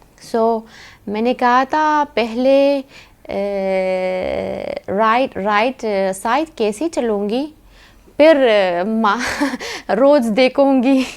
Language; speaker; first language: Hindi; non-native, learner; Arabic